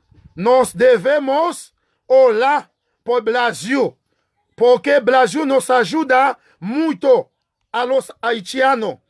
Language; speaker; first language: Portuguese; non-native, learner; Haitian Creole